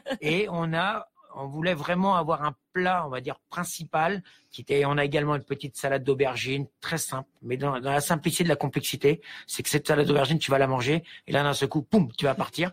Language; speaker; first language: French; native; French